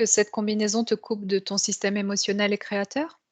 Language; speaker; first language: French; native; French